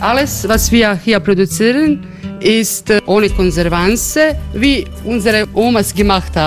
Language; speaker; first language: German; non-native, learner; Croatian